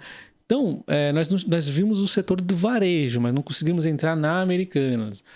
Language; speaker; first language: Portuguese; native; Portuguese